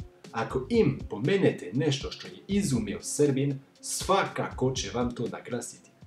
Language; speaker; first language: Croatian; non-native, fluent; French